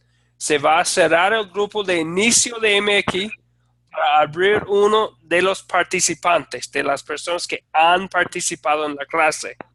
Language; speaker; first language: Spanish; non-native, fluent; English